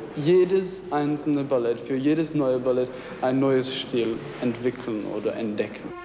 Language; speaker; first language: German; non-native, fluent; Czech